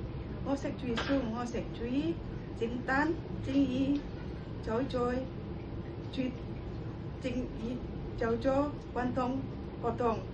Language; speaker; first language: Cantonese; non-native, learner; Indonesian